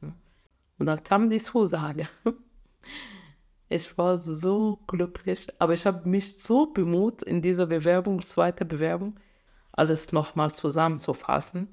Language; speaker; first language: German; non-native, fluent; Arabic